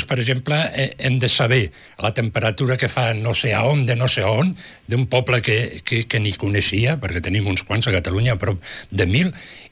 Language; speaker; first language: Catalan; native; Catalan